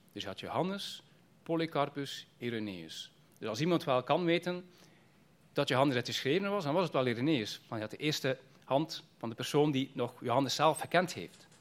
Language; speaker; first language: Dutch; native; Dutch